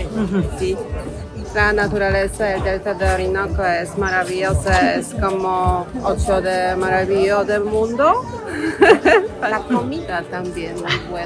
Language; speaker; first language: Spanish; non-native, learner; Polish